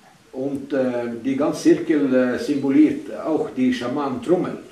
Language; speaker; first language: German; non-native, learner; Northern Sami